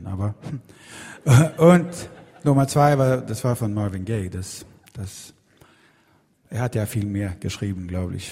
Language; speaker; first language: German; non-native, fluent; Swedish